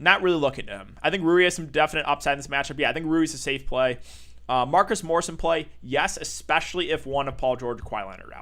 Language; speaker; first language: English; native; English